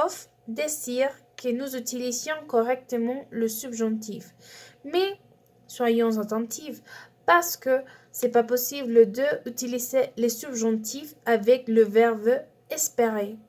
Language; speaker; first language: French; non-native, learner; Spanish